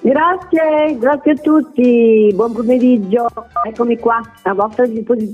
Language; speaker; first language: Italian; native; Italian